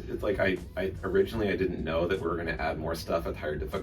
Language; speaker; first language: English; native; English